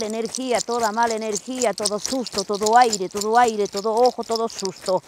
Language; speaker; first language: Spanish; native; Spanish